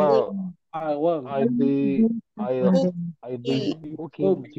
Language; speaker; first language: English; non-native, learner; Spanish